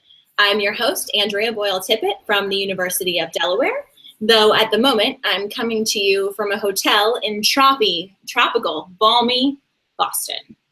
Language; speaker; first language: English; native; English